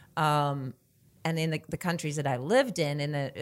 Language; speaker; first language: English; non-native, fluent; Swedish